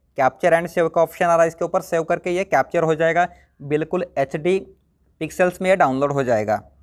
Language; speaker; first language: Hindi; non-native, local second language; Marathi